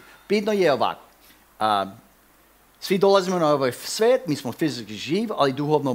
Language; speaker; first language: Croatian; non-native, fluent; English